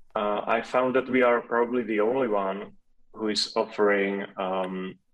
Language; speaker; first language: English; non-native, fluent; Czech